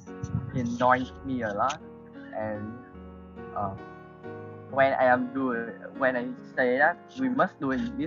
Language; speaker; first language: English; non-native, learner; Vietnamese